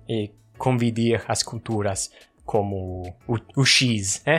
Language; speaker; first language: Portuguese; non-native, learner; English